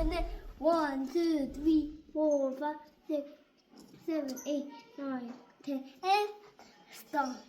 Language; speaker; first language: English; early bilingual, other home language; Korean